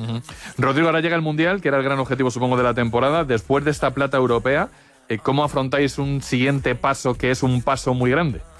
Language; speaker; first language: Spanish; native; Spanish